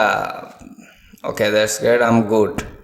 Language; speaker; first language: English; non-native, learner; Bangla